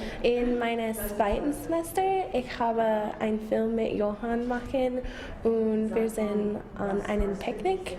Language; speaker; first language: German; non-native, learner; English